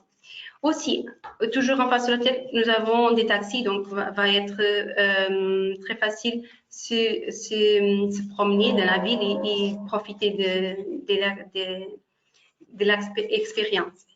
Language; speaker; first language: French; non-native, fluent; Portuguese